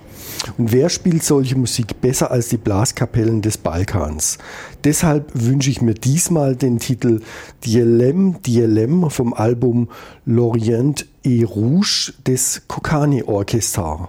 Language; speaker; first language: German; native; German